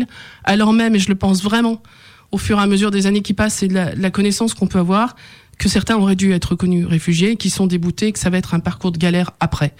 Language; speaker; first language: French; native; French